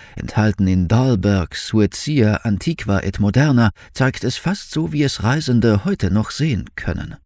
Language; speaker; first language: German; native; German